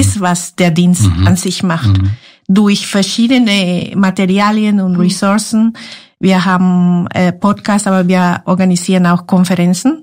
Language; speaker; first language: German; non-native, fluent; Spanish